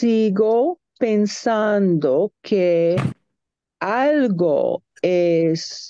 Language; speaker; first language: Spanish; non-native, learner; English